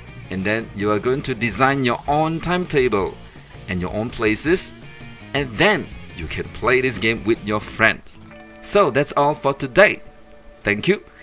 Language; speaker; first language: English; non-native, local second language; Chinese